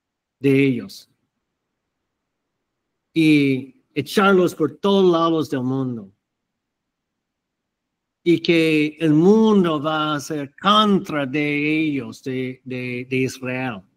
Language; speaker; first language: Spanish; non-native, fluent; English